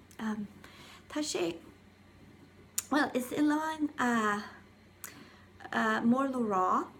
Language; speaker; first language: Irish; non-native, learner; English